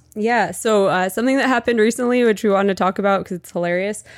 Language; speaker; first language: English; native; English